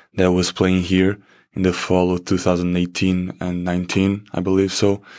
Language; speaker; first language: English; non-native, fluent; Portuguese